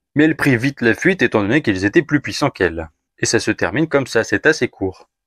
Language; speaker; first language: French; native; French